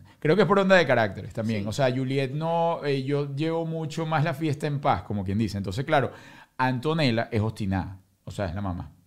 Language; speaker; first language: Spanish; native; Spanish